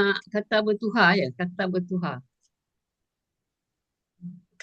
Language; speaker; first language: Arabic; non-native, learner; Malay